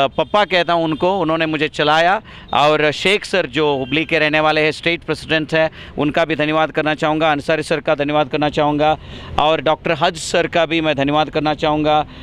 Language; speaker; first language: Hindi; non-native, local second language; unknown